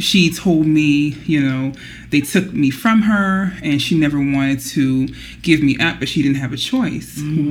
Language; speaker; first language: English; native; English